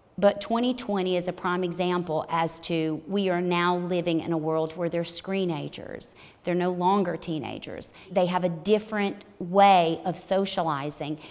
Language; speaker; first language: English; native; English